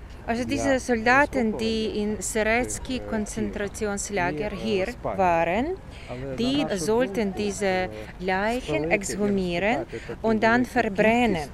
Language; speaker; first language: German; non-native, fluent; Ukrainian